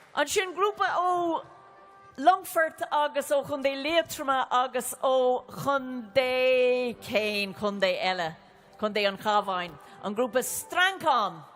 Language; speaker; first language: Irish; native; Irish